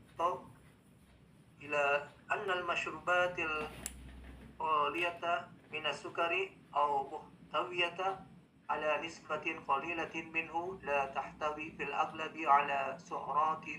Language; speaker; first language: Arabic; non-native, learner; Indonesian